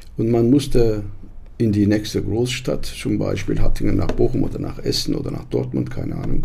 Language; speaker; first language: German; non-native, fluent; Turkish